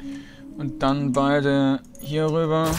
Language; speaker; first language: German; native; German